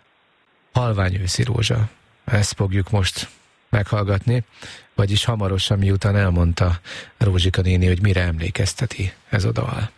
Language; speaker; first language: Hungarian; native; Hungarian